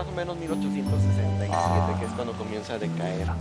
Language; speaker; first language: Spanish; native; Spanish